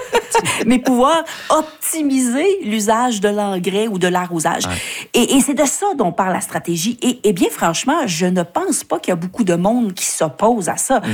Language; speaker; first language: French; native; French